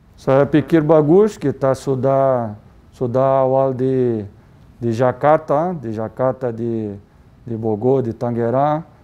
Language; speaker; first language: Indonesian; non-native, learner; Portuguese